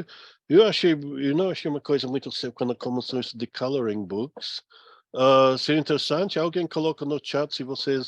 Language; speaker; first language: Portuguese; non-native, fluent; English